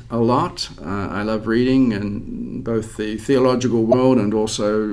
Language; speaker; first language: English; native; English